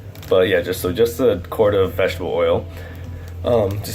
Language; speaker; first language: English; native; English